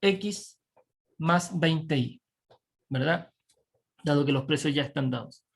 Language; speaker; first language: Spanish; native; Spanish